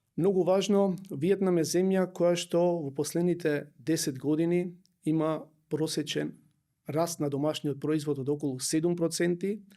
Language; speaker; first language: Macedonian; native; Macedonian